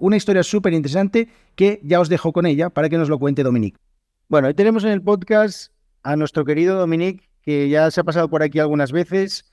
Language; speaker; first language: Spanish; native; Spanish